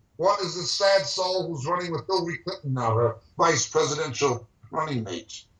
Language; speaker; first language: English; native; English